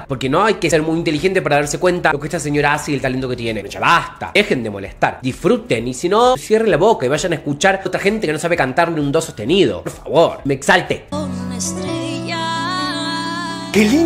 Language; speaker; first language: Spanish; native; Spanish